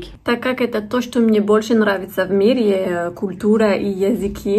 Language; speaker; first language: Russian; non-native, fluent; French